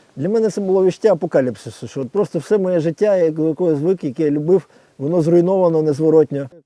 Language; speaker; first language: Ukrainian; non-native, local second language; Russian